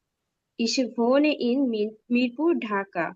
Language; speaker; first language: German; non-native, learner; Bangla